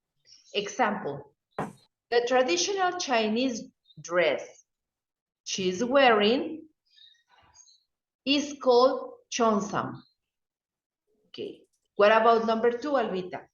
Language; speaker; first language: English; non-native, fluent; Spanish